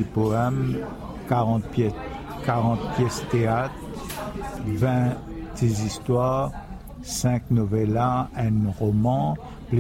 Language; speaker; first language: French; non-native, local second language; Morisyen